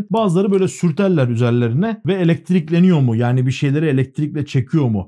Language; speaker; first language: Turkish; native; Turkish